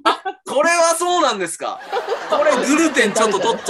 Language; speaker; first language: Japanese; native; Japanese